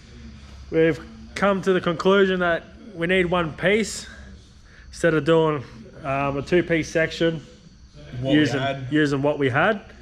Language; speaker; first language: English; native; English